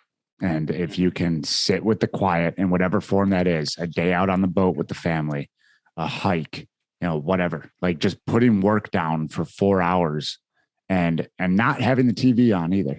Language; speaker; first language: English; native; English